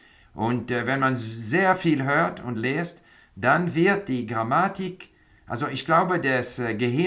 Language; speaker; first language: German; non-native, fluent; English